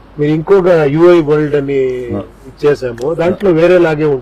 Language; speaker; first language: Telugu; non-native, learner; Kannada